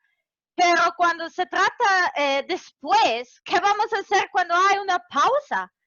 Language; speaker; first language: Spanish; non-native, fluent; Serbian